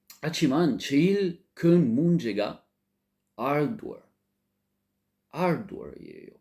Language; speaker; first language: Korean; non-native, learner; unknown